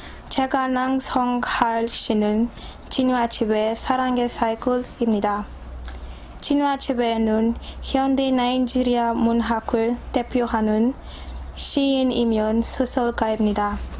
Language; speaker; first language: Korean; non-native, learner; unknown